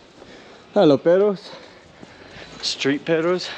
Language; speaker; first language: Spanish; non-native, learner; English